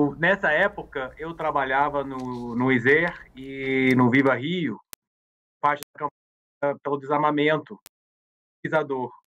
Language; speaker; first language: Portuguese; non-native, fluent; English